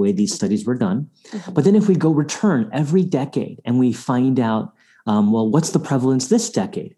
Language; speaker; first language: English; non-native, local second language; Bangla